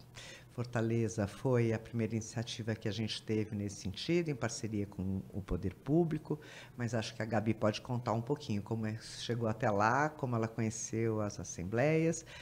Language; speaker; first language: Portuguese; native; Portuguese